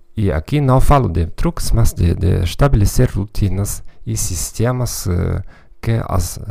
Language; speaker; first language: Portuguese; non-native, fluent; German